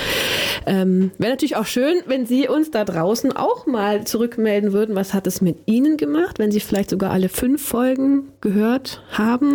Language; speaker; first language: German; native; German